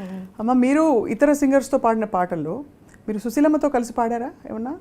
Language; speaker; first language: Telugu; native; Telugu